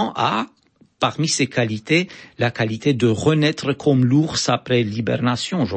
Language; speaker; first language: French; non-native, fluent; Romanian